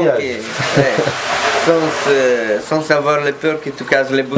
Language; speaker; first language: French; non-native, learner; Romanian